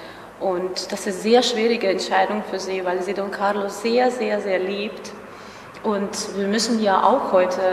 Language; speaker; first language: German; non-native, fluent; Russian